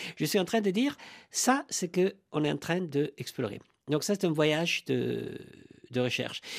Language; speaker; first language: French; non-native, fluent; Italian